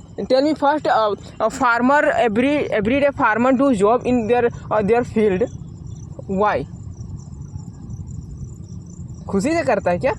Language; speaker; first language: English; non-native, learner; Hindi